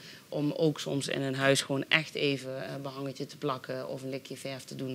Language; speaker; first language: Dutch; native; Dutch